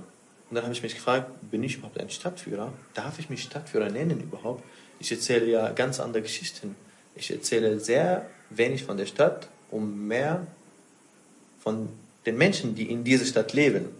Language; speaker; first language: German; non-native, fluent; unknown